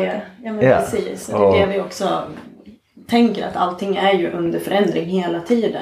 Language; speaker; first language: Swedish; native; Swedish